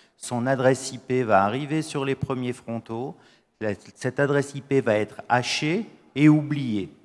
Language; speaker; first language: French; native; French